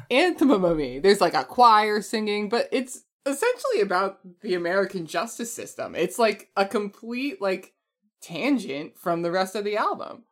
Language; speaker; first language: English; native; English